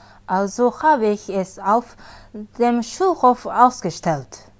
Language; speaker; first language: German; non-native, learner; Japanese